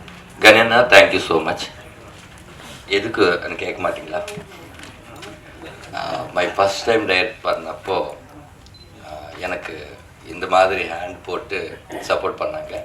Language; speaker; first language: Tamil; non-native, learner; Telugu